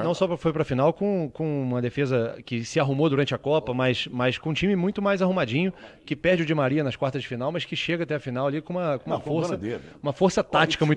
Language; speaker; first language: Portuguese; native; Portuguese